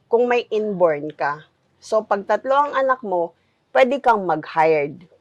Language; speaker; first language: Filipino; native; Filipino